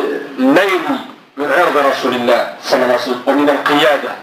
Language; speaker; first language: Arabic; native; Arabic